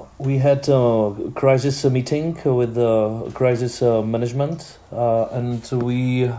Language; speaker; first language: English; non-native, learner; Czech